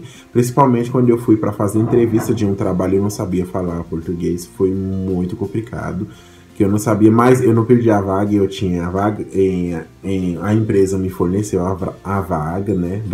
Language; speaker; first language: Portuguese; non-native, fluent; Haitian Creole